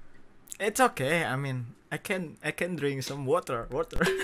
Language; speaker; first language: English; non-native, fluent; Indonesian